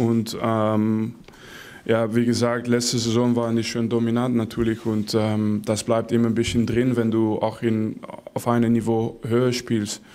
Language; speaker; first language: German; non-native, fluent; Dutch